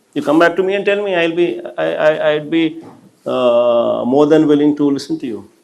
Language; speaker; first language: English; non-native, local second language; Telugu